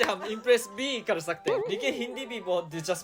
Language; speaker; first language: Hindi; non-native, fluent; Japanese